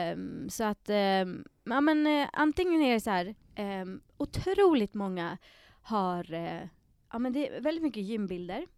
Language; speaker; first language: Swedish; early bilingual, other home language; Persian